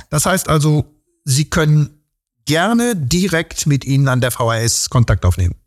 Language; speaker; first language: German; native; German